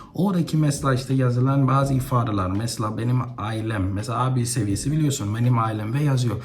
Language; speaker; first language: Turkish; non-native, fluent; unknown